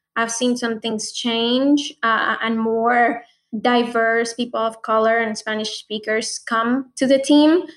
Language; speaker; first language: English; non-native, fluent; Spanish